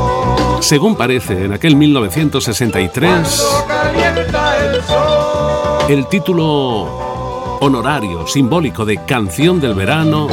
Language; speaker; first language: Spanish; native; Spanish